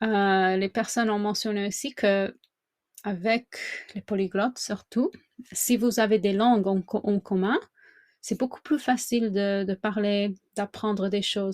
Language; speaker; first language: French; non-native, fluent; English